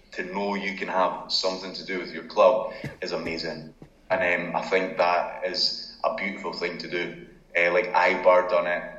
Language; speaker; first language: English; native; English